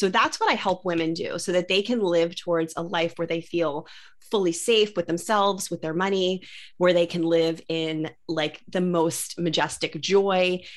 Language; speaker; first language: English; native; English